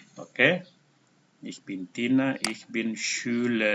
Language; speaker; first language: German; non-native, fluent; Indonesian